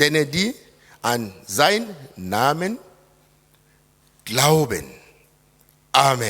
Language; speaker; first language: German; non-native, fluent; Lingala